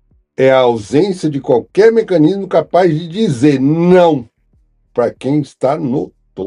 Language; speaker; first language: Portuguese; native; Portuguese